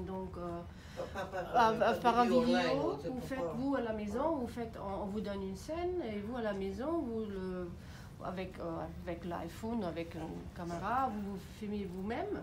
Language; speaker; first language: French; non-native, fluent; German